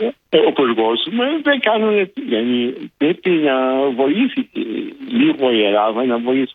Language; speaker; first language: Greek; non-native, local second language; Arabic